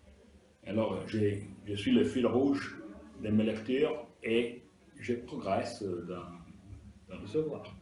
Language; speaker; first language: French; non-native, fluent; Italian